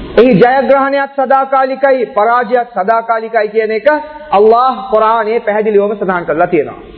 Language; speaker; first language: Sinhala; non-native, local second language; Tamil